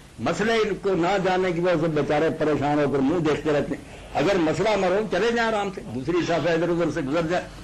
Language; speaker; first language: Urdu; non-native, local second language; Punjabi